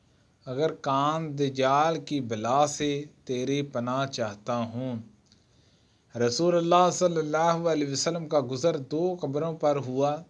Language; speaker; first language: Urdu; native; Urdu